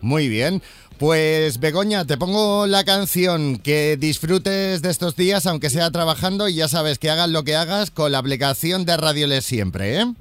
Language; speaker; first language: Spanish; native; Spanish